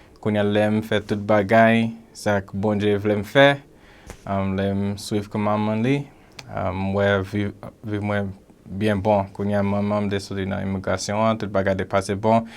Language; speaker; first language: Haitian Creole; early bilingual, heritage; Haitian Creole